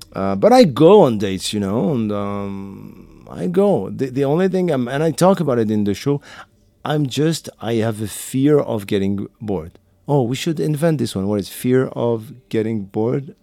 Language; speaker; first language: English; non-native, fluent; Arabic